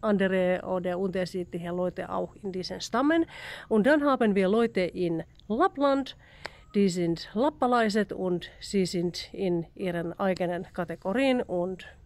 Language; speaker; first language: German; non-native, learner; Finnish